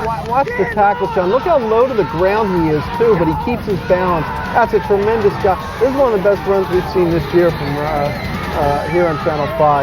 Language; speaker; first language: English; native; English